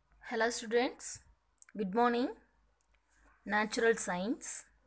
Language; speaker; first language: English; non-native, local second language; Tamil